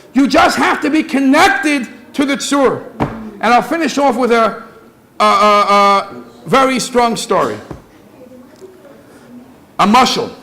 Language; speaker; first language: English; native; English